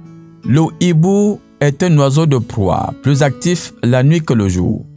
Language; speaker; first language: French; native; French